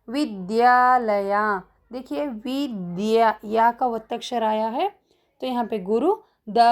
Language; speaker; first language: Hindi; non-native, local second language; Kannada